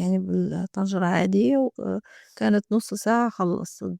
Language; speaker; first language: Arabic; native; Arabic